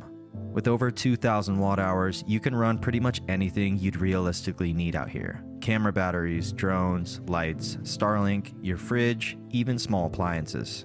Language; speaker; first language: English; native; English